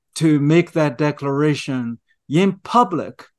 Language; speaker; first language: English; non-native, fluent; Chinese